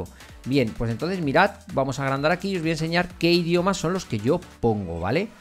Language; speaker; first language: Spanish; native; Spanish